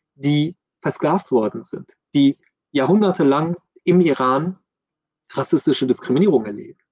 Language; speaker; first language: German; early bilingual, other home language; Persian